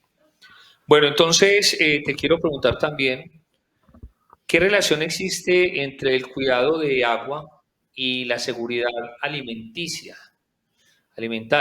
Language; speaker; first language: Spanish; native; Spanish